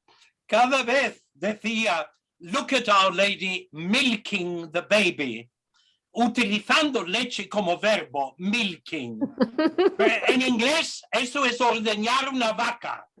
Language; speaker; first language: Spanish; non-native, fluent; English